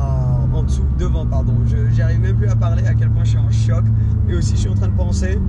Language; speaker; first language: French; native; French